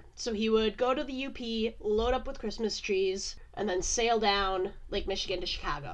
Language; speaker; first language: English; native; English